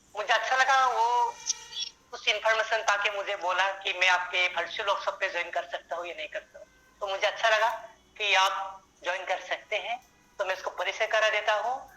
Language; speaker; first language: Hindi; non-native, local second language; Assamese